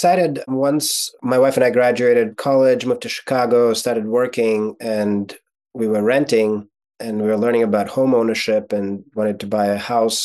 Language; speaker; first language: English; non-native, fluent; Russian